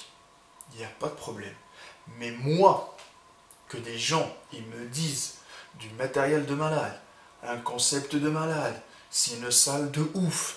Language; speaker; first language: French; native; French